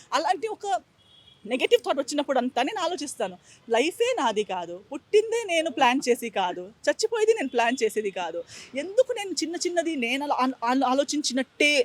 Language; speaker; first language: Telugu; non-native, fluent; Konkani